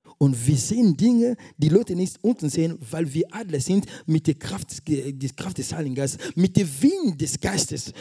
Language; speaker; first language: German; non-native, fluent; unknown